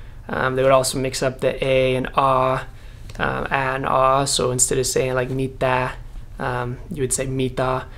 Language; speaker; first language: English; native; English